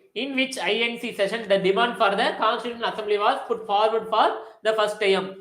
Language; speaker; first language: English; non-native, local second language; Tamil